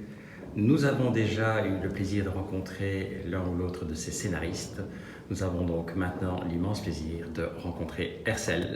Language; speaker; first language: French; native; French